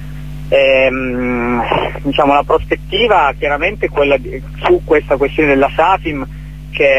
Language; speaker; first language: Italian; native; Italian